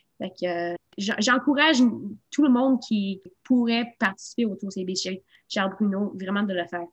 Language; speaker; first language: French; non-native, local second language; English